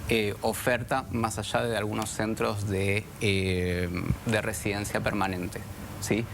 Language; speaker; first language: Spanish; native; Spanish